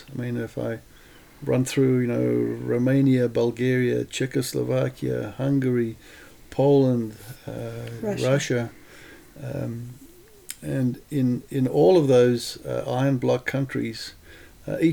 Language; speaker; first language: English; non-native, local second language; Lithuanian